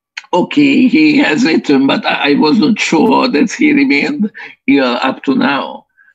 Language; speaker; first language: English; non-native, fluent; Hungarian